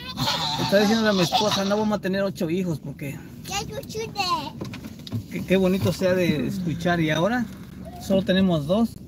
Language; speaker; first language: Spanish; native; Spanish